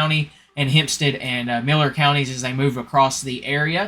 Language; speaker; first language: English; native; English